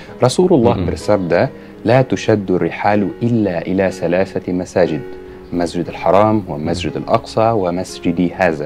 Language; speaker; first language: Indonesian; non-native, fluent; Arabic